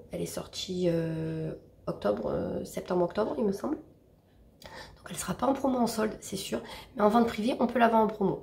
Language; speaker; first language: French; native; French